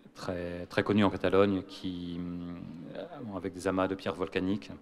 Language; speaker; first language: French; native; French